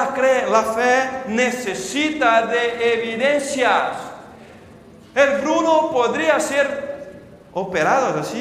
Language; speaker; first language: Spanish; non-native, fluent; Portuguese